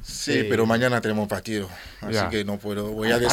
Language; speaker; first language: Spanish; non-native, learner; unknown